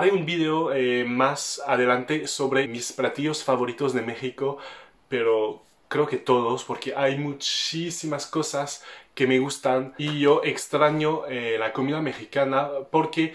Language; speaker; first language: Spanish; non-native, fluent; French